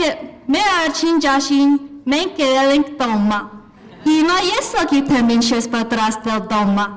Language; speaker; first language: Armenian; non-native, learner; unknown